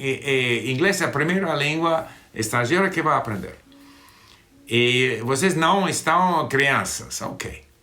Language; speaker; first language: Portuguese; non-native, fluent; English